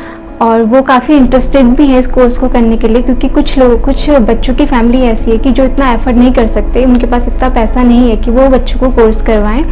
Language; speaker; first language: Hindi; native; Hindi